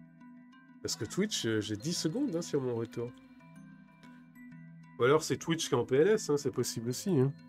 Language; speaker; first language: French; native; French